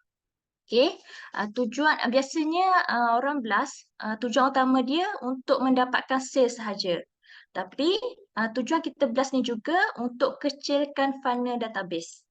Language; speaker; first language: Malay; native; Malay